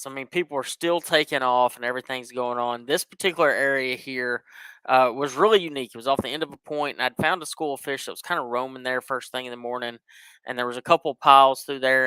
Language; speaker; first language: English; native; English